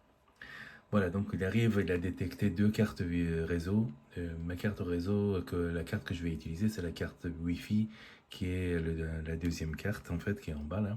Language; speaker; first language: French; native; French